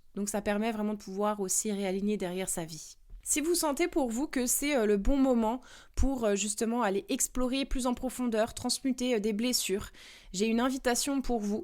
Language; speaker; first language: French; native; French